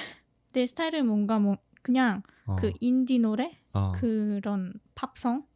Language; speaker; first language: Korean; non-native, fluent; Thai